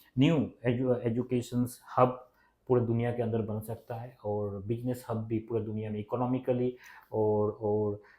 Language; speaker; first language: Hindi; non-native, local second language; Bangla